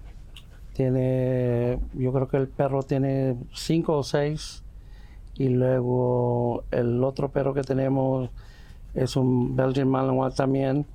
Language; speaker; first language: Spanish; early bilingual, heritage; Spanish